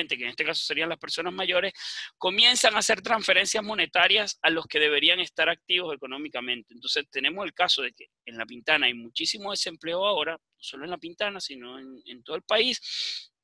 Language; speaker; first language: Spanish; native; Spanish